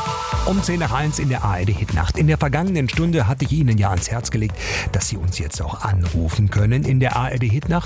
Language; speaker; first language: German; native; German